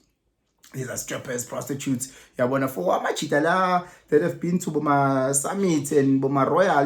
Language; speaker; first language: English; non-native, local second language; Zulu